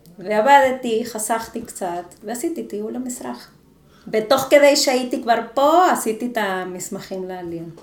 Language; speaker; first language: Hebrew; non-native, fluent; Spanish